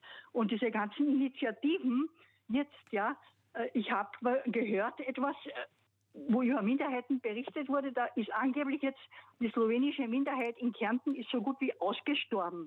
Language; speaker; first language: German; non-native, local second language; Slovenian